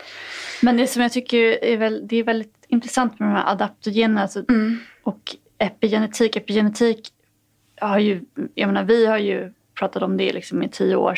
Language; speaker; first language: Swedish; native; Swedish